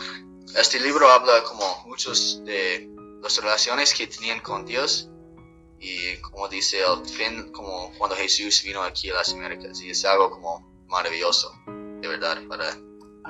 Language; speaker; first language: Spanish; non-native, fluent; English